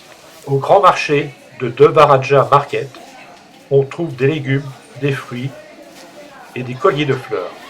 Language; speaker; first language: French; native; French